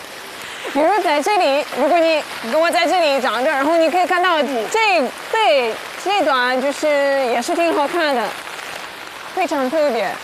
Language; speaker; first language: Chinese; non-native, fluent; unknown